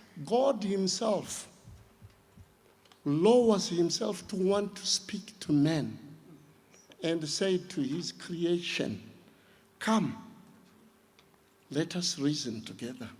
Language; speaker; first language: English; non-native, local second language; Shona